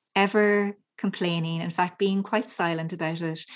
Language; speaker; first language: English; native; English